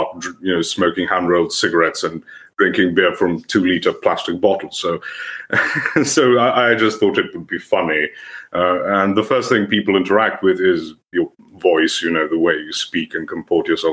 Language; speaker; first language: English; non-native, fluent; Serbian